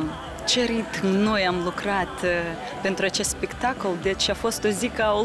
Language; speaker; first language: Romanian; non-native, local second language; Russian